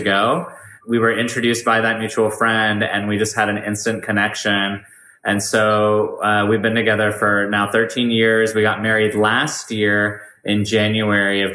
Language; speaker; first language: English; native; English